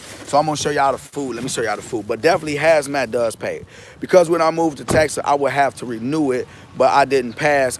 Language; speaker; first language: English; native; English